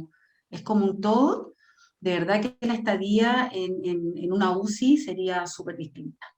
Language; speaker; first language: Spanish; native; Spanish